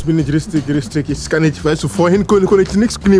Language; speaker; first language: German; non-native, learner; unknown